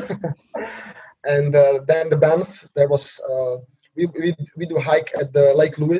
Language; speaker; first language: English; non-native, learner; Slovak